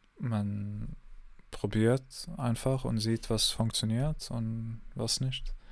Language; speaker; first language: German; non-native, fluent; English